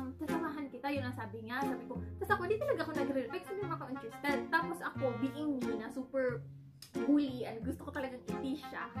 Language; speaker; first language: Filipino; non-native, local second language; Cebuano